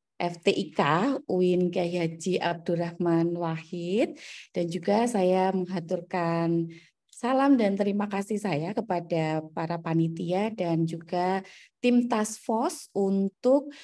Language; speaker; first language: Indonesian; non-native, local second language; Javanese